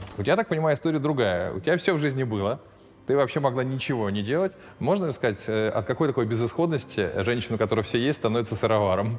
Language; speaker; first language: Russian; native; Russian